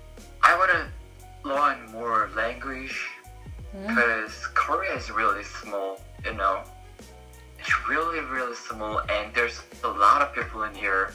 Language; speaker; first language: English; non-native, learner; Korean